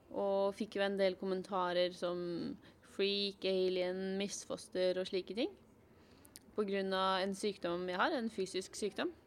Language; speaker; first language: Norwegian; native; Norwegian